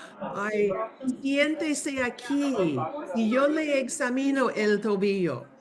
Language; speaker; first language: Spanish; non-native, fluent; English